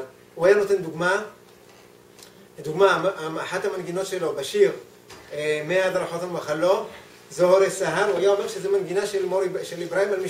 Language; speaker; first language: Hebrew; native; Hebrew